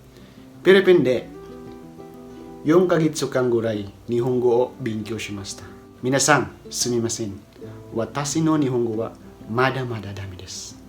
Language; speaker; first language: Japanese; non-native, learner; Filipino